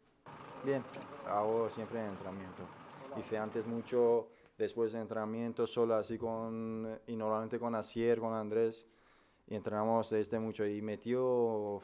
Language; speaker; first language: Spanish; non-native, fluent; Persian